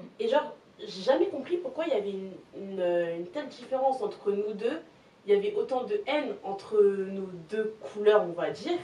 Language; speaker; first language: French; native; French